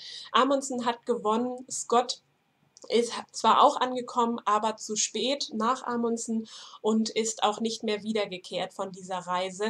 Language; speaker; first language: German; native; German